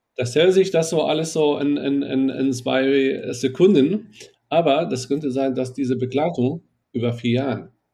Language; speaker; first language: German; non-native, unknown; Arabic